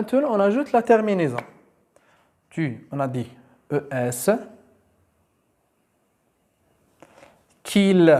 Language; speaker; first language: French; non-native, local second language; Arabic